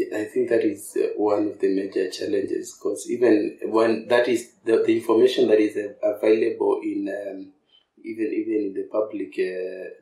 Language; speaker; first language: English; non-native, local second language; Masai